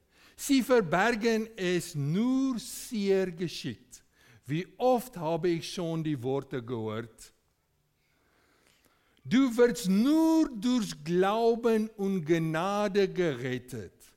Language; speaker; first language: German; non-native, fluent; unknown